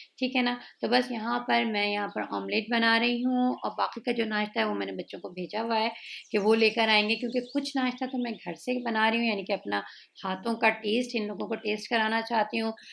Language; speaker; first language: Urdu; native; Urdu